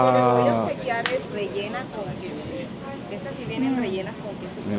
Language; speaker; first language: Spanish; native; Spanish